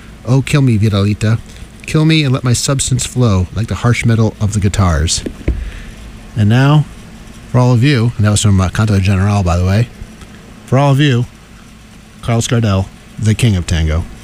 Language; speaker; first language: English; native; English